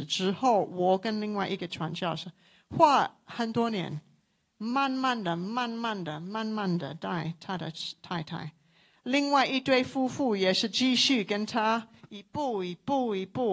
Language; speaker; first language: Chinese; non-native, local second language; English